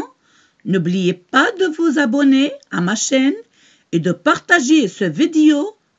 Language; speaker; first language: French; non-native, local second language; Arabic